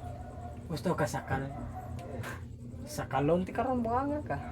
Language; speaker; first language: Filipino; non-native, local second language; Cebuano